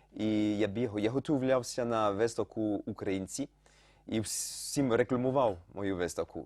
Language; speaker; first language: Ukrainian; early bilingual, heritage; Ukrainian